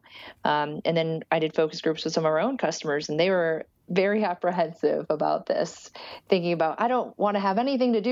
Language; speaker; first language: English; early bilingual, other home language; Portuguese